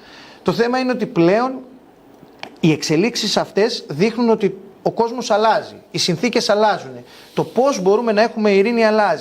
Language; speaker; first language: Greek; native; Greek